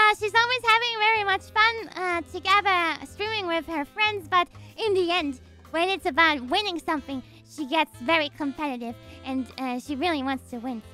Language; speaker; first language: English; non-native, fluent; German